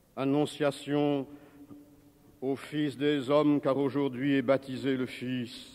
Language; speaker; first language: French; native; French